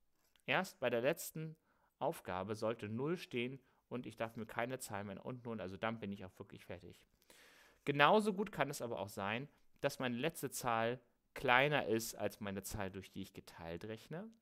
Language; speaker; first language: German; native; German